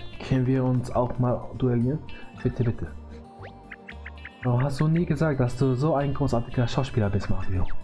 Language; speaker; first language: German; native; German